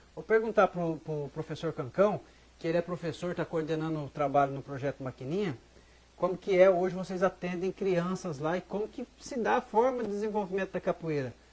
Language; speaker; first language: Portuguese; native; Portuguese